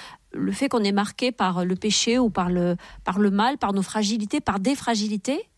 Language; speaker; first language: French; native; French